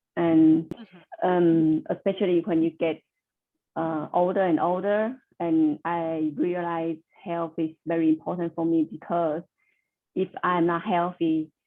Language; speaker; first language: English; non-native, learner; Chinese